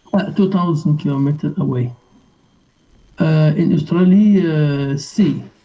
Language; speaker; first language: English; non-native, learner; Arabic